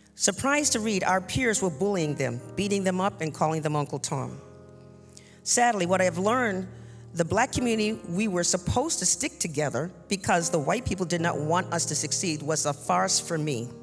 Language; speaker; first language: English; native; English